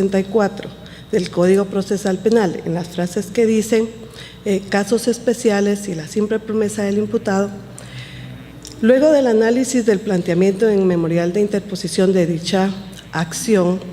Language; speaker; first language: Spanish; native; Spanish